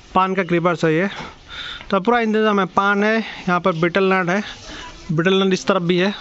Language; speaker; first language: Hindi; non-native, local second language; Assamese